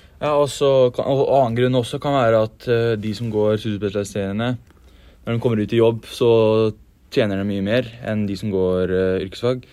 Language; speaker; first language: Norwegian; native; Norwegian